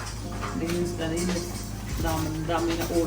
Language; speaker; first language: Filipino; non-native, learner; Punjabi